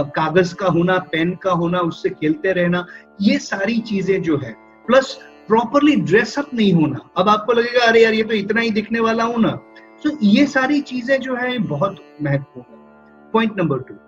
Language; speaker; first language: Hindi; non-native, local second language; Gujarati